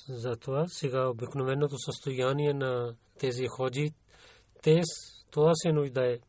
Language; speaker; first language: Bulgarian; non-native, learner; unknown